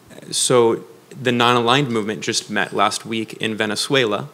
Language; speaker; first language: English; native; English